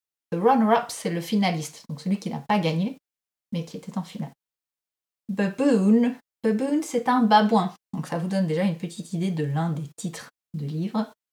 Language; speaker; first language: French; native; French